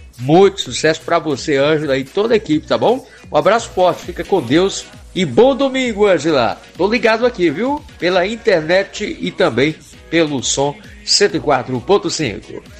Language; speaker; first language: Portuguese; native; Portuguese